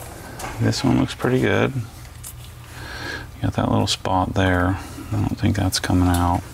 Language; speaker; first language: English; native; English